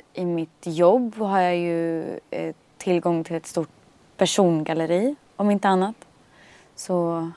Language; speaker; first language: Swedish; native; Swedish